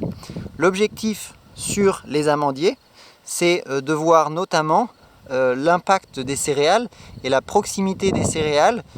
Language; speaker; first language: French; native; French